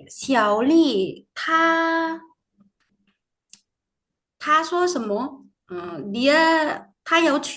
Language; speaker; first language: Chinese; non-native, fluent; Indonesian